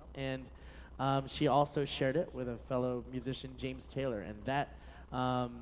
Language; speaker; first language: English; native; English